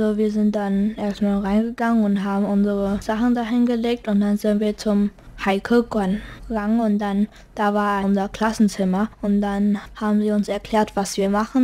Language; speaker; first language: German; early bilingual, heritage; German